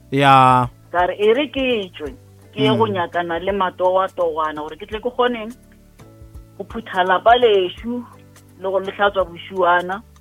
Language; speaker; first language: Northern Sotho; native; Northern Sotho